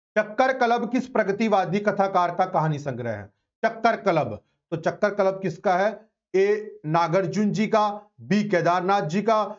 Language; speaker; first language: Hindi; non-native, local second language; Punjabi